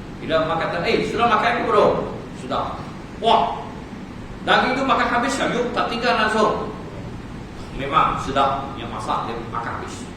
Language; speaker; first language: Malay; non-native, local second language; Chinese